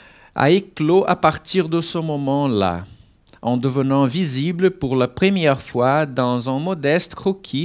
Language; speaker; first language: French; non-native, fluent; Portuguese